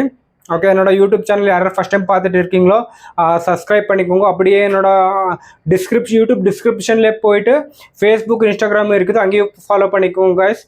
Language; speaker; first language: Tamil; non-native, learner; Telugu